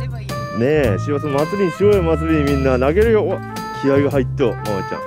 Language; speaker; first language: Japanese; native; Japanese